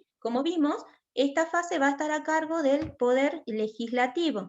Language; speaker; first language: Spanish; native; Spanish